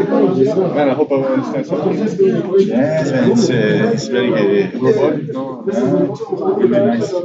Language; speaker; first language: English; non-native, fluent; Spanish